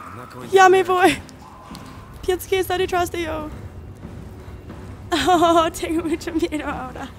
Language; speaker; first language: Spanish; non-native, learner; English